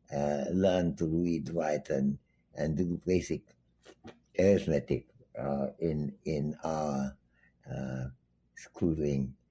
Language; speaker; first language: English; non-native, local second language; Bangla